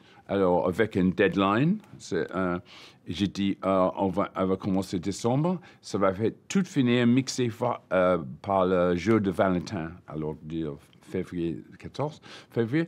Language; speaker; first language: French; non-native, learner; English